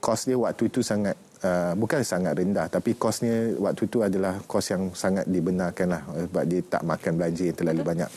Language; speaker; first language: Malay; native; Malay